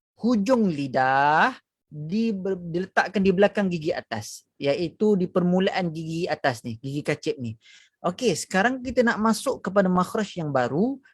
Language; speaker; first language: Malay; native; Malay